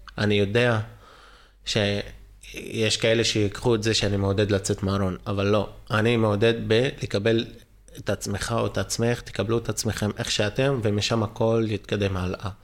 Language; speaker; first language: Hebrew; non-native, local second language; Arabic